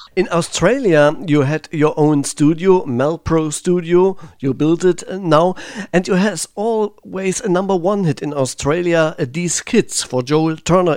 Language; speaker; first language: English; non-native, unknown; German